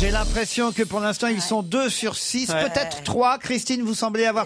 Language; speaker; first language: French; native; French